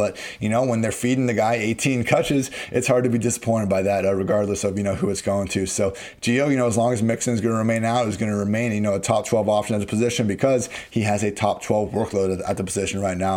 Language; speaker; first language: English; native; English